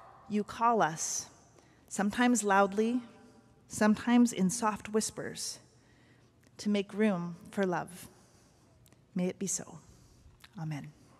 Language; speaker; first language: English; native; English